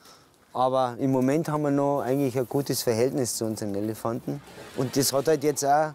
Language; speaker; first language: German; native; German